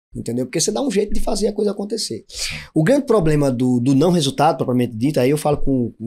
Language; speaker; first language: Portuguese; native; Portuguese